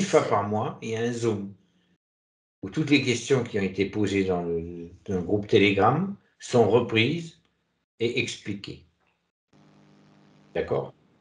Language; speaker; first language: French; native; French